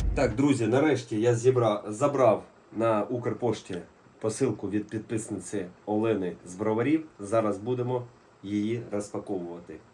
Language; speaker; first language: Ukrainian; non-native, local second language; Russian